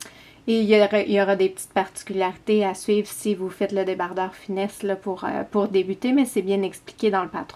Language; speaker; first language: French; native; French